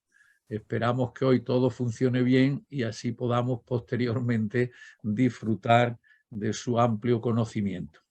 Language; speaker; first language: Spanish; native; Spanish